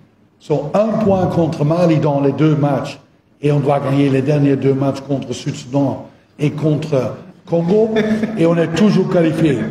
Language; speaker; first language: French; non-native, fluent; Dutch